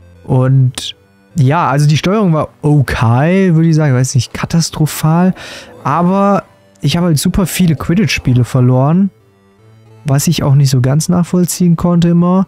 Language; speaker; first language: German; native; German